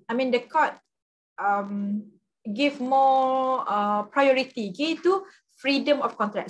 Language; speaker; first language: English; non-native, local second language; Malay